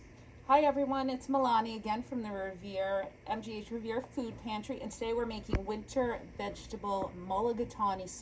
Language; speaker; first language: English; native; English